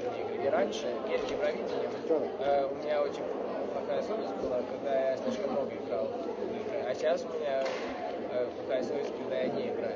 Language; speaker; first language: Russian; early bilingual, heritage; Russian